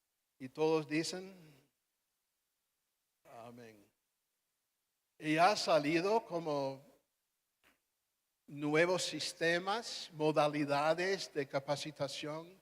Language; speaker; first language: Spanish; non-native, fluent; English